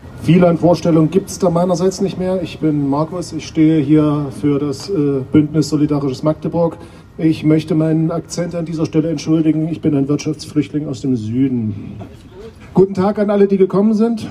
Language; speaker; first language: German; non-native, fluent; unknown